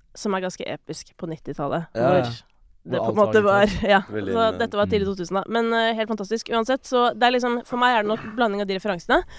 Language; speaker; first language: Norwegian; native; Norwegian